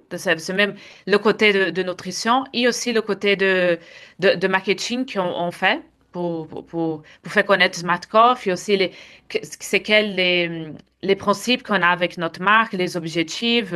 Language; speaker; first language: French; non-native, fluent; Portuguese